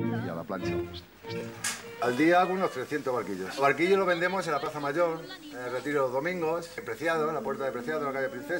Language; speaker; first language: Spanish; native; Spanish